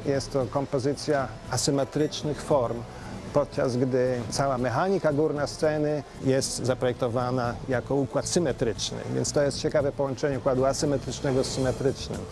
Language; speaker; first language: Polish; native; Polish